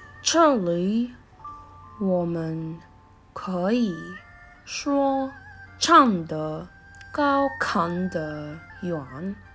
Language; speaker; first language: Chinese; non-native, learner; Spanish